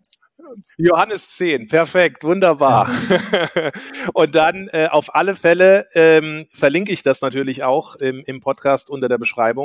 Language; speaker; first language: German; native; German